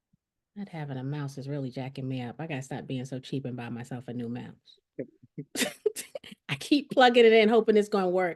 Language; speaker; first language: English; native; English